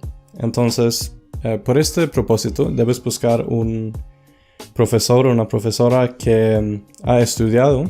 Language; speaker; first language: Spanish; non-native, fluent; Swedish